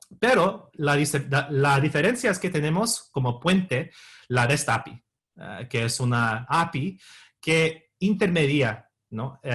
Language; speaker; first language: Spanish; non-native, fluent; English